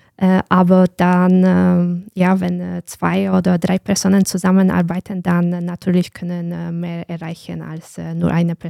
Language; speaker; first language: German; non-native, fluent; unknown